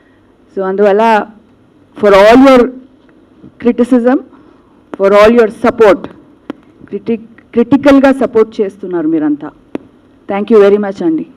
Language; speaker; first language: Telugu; non-native, local second language; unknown